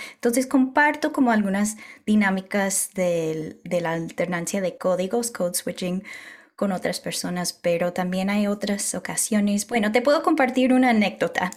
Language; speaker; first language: Spanish; non-native, fluent; English